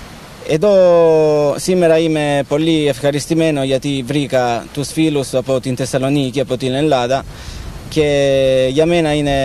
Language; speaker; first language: Greek; early bilingual, heritage; Greek